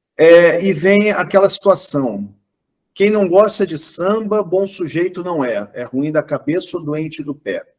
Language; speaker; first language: Portuguese; native; Portuguese